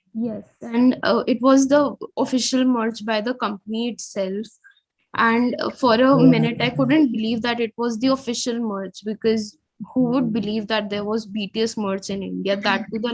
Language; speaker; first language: English; non-native, local second language; Hindi